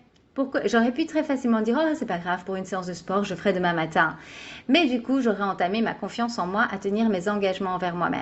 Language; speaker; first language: French; native; French